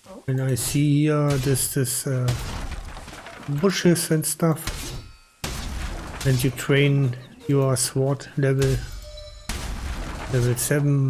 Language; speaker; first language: English; non-native, learner; German